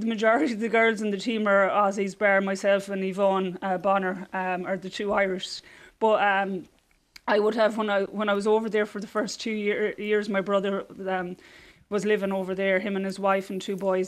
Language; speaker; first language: English; native; English